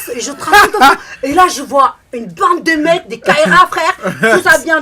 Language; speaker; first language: French; native; French